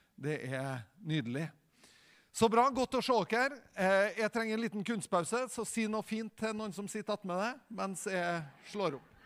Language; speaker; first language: Norwegian; native; Norwegian